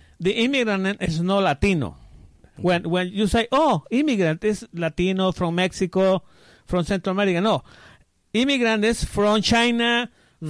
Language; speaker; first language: English; non-native, learner; Spanish